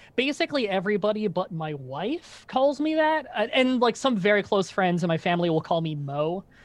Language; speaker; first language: English; native; English